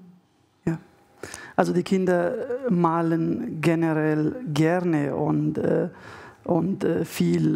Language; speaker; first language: German; non-native, fluent; Arabic